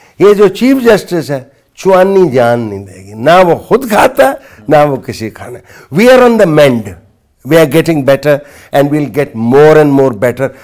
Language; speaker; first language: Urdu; non-native, local second language; Punjabi